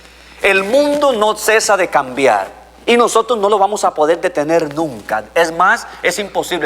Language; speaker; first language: Spanish; native; Spanish